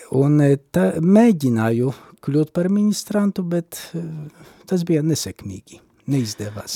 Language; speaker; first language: Latvian; non-native, fluent; Polish